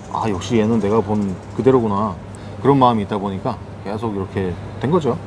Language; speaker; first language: Korean; native; Korean